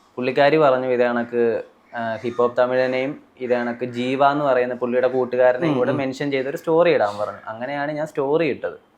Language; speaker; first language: Malayalam; native; Malayalam